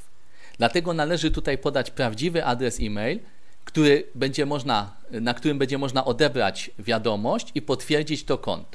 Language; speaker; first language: Polish; native; Polish